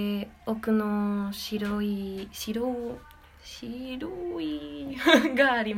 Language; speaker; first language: Japanese; non-native, learner; Spanish